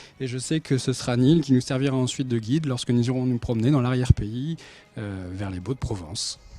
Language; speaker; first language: French; native; French